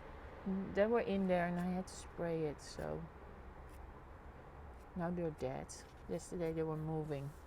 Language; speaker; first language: English; non-native, fluent; Dutch